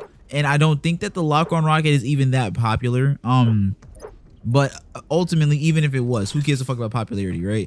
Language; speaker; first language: English; native; English